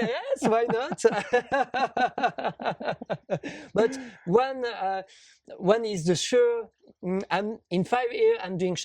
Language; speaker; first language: English; non-native, learner; French